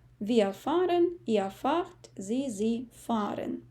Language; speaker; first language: German; non-native, fluent; Ukrainian